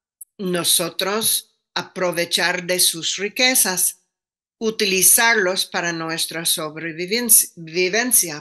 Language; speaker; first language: Spanish; non-native, fluent; English